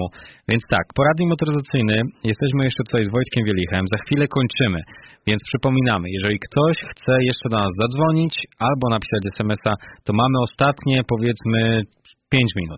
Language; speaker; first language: Polish; native; Polish